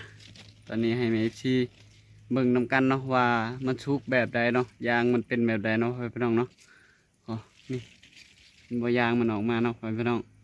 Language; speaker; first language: Thai; non-native, local second language; Lao